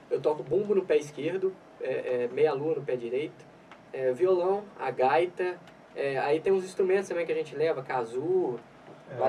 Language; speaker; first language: Portuguese; native; Portuguese